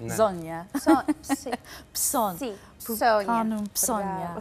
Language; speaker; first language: Greek; non-native, learner; English